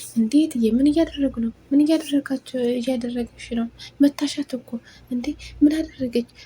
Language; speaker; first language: Amharic; non-native, local second language; Tigrinya